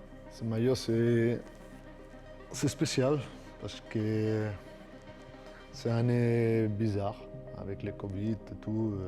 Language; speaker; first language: French; non-native, fluent; Spanish